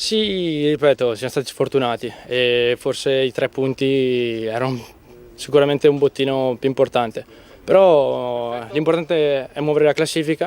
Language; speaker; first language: Italian; native; Italian